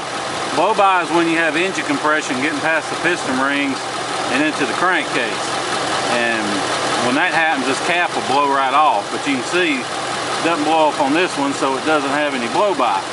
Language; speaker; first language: English; native; English